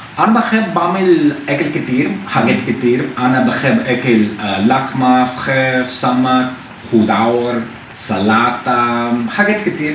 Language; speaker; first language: Arabic; non-native, learner; English